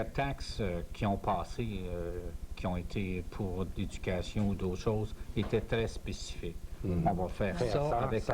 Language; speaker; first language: French; native; French